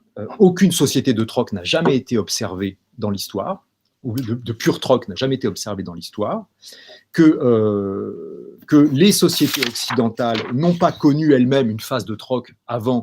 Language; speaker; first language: French; native; French